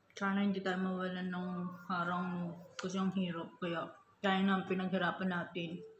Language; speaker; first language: Filipino; native; Filipino